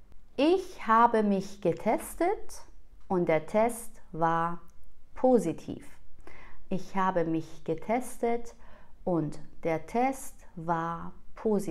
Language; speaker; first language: German; non-native, fluent; Persian